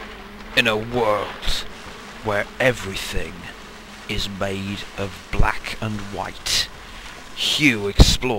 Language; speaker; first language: English; native; English